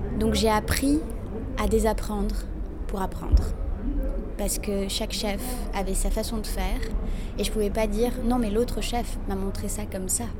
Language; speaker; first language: French; non-native, local second language; Arabic